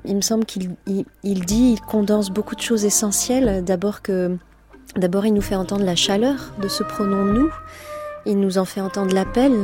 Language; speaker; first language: French; native; French